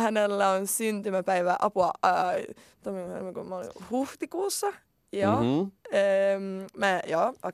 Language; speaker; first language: Finnish; non-native, local second language; Swedish